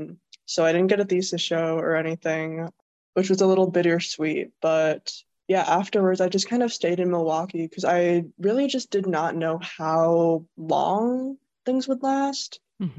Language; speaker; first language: English; native; English